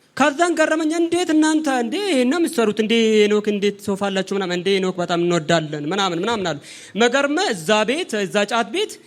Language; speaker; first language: Amharic; non-native, local second language; Oromo